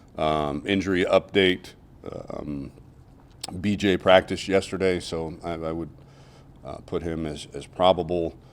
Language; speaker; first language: English; native; English